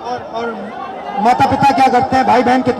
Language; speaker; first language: Hindi; native; Hindi